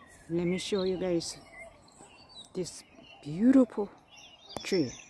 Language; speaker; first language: English; non-native, learner; Korean